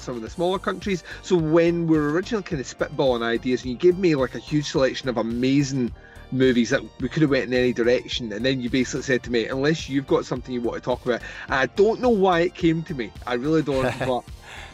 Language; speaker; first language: English; native; English